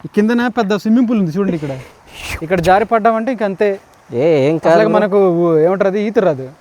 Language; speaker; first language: Telugu; native; Telugu